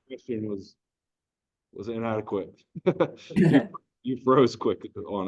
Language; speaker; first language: English; native; English